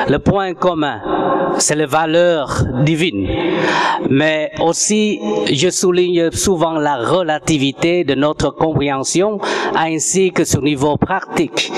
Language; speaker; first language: French; non-native, fluent; Vietnamese